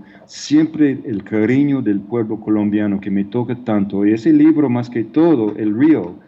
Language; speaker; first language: Spanish; non-native, fluent; English